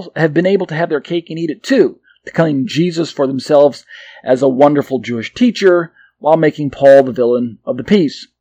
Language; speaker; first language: English; native; English